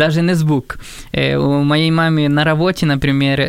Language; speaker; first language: Russian; non-native, fluent; Spanish